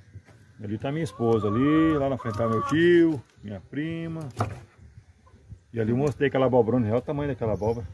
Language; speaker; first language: Portuguese; native; Portuguese